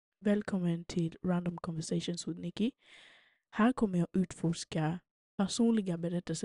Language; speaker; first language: Swedish; early bilingual, other home language; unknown